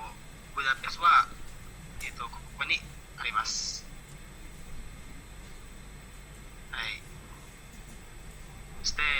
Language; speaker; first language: Japanese; non-native, learner; Indonesian